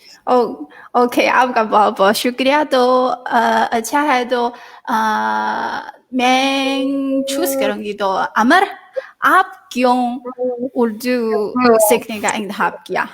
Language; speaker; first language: Hindi; non-native, fluent; Chinese